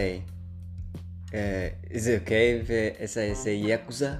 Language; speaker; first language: English; non-native, fluent; Indonesian